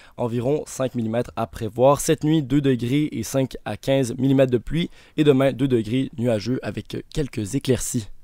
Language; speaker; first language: French; native; French